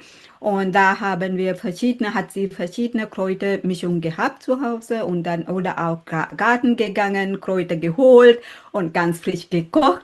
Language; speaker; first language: German; non-native, fluent; Sinhala